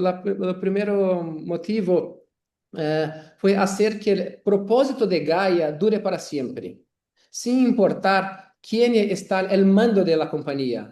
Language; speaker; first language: Spanish; non-native, learner; Portuguese